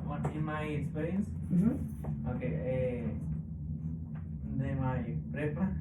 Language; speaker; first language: English; non-native, learner; Spanish